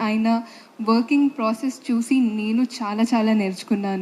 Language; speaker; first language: Telugu; non-native, fluent; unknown